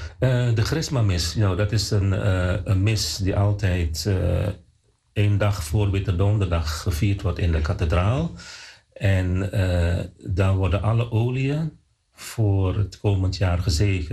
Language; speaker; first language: Dutch; non-native, fluent; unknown